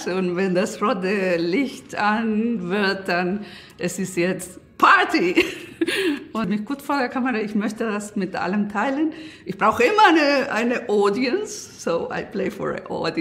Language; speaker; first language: German; non-native, fluent; Spanish